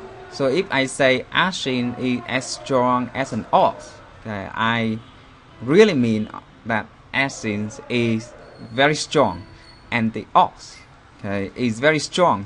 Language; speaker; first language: English; non-native, fluent; Vietnamese